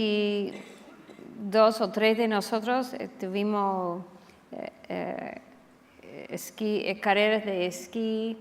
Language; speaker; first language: Spanish; non-native, fluent; English